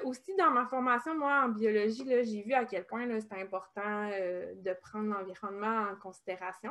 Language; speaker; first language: French; native; French